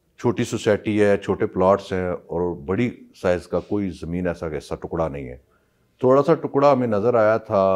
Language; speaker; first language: Urdu; non-native, local second language; Punjabi